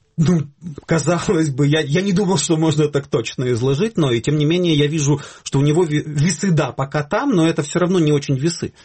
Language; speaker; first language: Russian; native; Russian